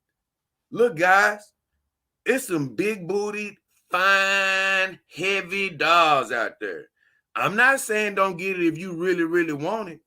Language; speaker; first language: English; native; English